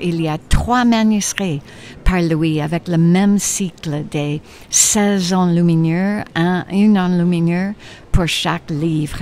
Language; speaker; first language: French; non-native, fluent; English